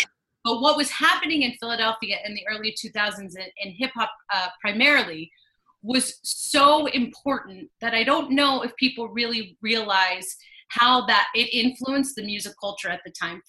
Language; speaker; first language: English; native; English